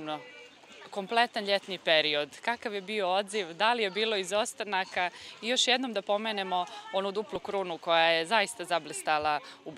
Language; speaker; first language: Serbian; native; Serbian